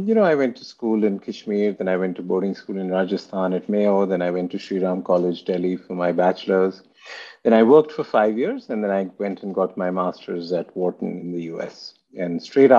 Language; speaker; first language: English; non-native, local second language; Hindi